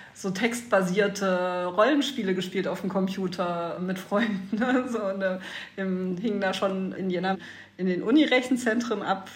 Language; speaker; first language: German; native; German